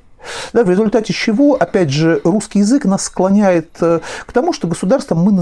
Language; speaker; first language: Russian; native; Russian